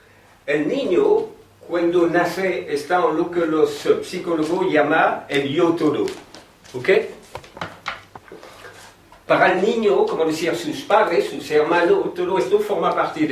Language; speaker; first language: Spanish; non-native, fluent; French